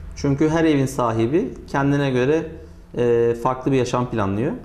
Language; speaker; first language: Turkish; native; Turkish